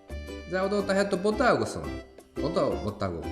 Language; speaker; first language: Mongolian; non-native, fluent; Japanese